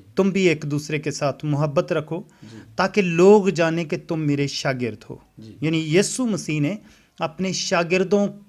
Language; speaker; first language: Urdu; non-native, local second language; Punjabi